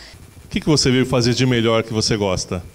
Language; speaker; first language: Portuguese; native; Portuguese